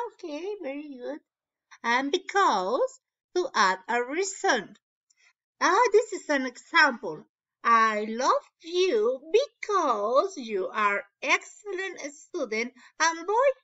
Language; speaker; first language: English; non-native, learner; Spanish